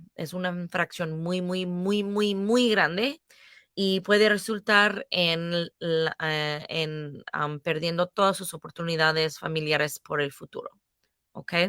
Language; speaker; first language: Spanish; non-native, fluent; English